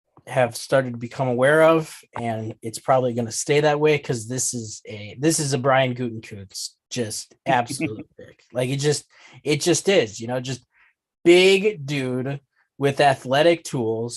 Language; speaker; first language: English; native; English